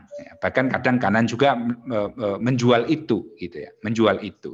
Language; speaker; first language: Indonesian; native; Indonesian